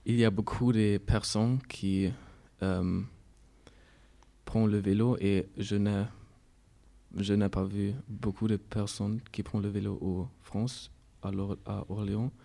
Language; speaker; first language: French; non-native, learner; German